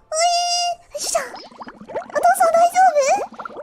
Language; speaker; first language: Japanese; non-native, learner; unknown